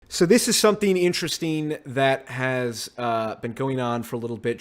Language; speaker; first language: English; native; English